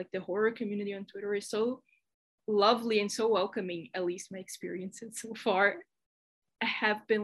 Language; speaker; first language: English; non-native, fluent; Portuguese